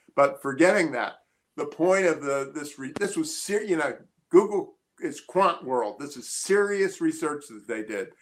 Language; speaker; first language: English; native; English